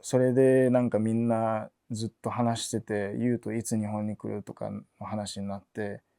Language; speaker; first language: Japanese; early bilingual, other home language; English